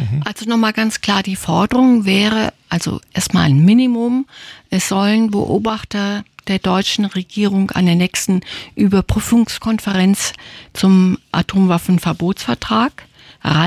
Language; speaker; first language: German; native; German